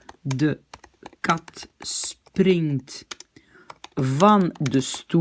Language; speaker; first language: Dutch; non-native, fluent; French